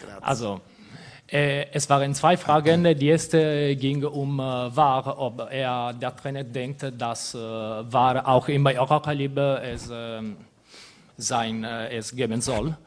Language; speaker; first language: German; non-native, fluent; Italian